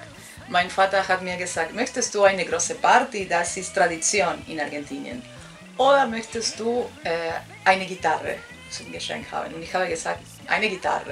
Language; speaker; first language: German; non-native, fluent; Spanish